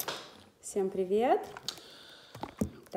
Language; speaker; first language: Russian; native; Russian